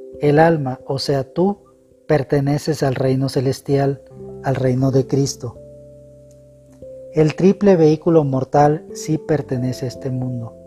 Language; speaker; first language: Spanish; native; Spanish